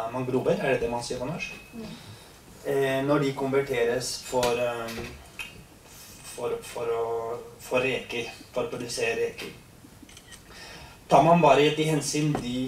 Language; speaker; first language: Norwegian; non-native, fluent; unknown